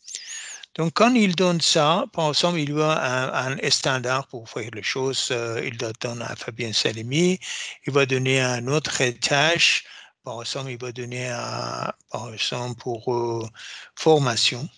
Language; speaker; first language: French; non-native, fluent; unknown